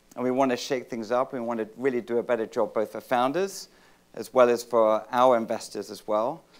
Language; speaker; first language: English; native; English